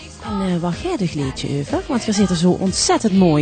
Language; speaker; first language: Dutch; native; Dutch